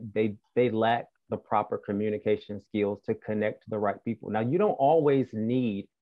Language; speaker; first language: English; native; English